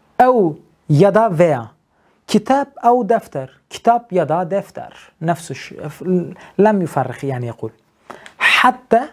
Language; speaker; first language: Arabic; non-native, learner; Turkish